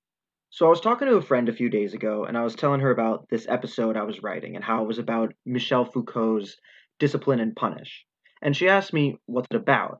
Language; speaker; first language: English; native; English